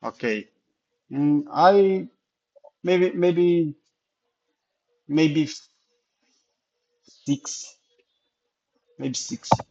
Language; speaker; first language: English; non-native, learner; Portuguese